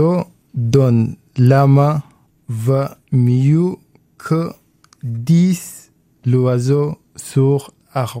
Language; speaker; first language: French; non-native, learner; Arabic